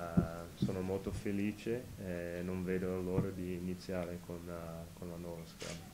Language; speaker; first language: Italian; non-native, fluent; English